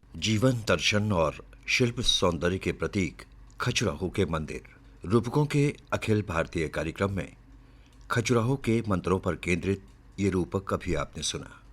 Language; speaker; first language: Hindi; native; Hindi